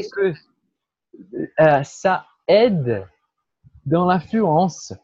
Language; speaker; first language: French; non-native, learner; Portuguese